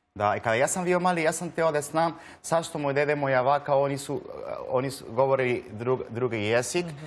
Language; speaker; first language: Serbian; non-native, learner; Spanish